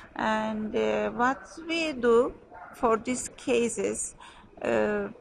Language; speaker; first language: English; non-native, fluent; Turkish